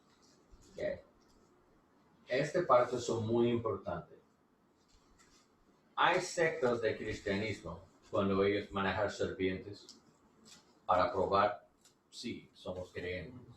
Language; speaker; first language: Spanish; non-native, learner; English